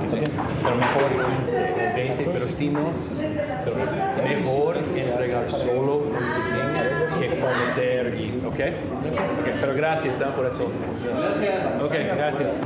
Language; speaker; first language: Spanish; non-native, learner; English